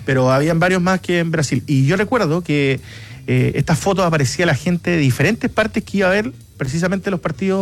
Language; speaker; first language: Spanish; native; Spanish